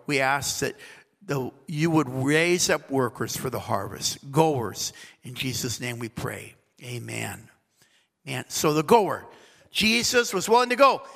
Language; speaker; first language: English; native; English